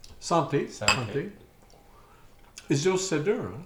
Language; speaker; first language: English; non-native, learner; French